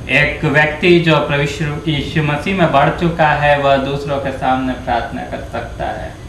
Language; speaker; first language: Hindi; native; Hindi